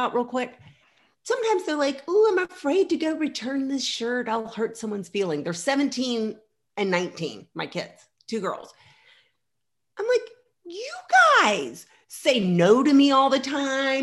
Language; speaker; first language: English; native; English